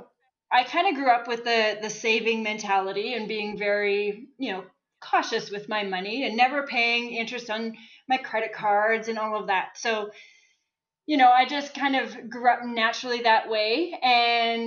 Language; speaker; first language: English; native; English